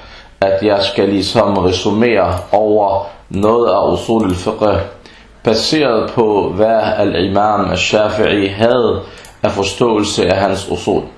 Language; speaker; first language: Danish; early bilingual, other home language; Arabic